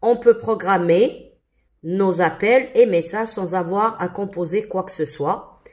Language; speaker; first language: French; non-native, local second language; Arabic